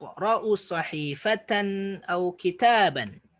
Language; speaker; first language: Arabic; non-native, fluent; Indonesian